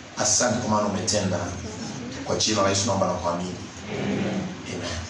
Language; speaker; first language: Swahili; non-native, local second language; Luyia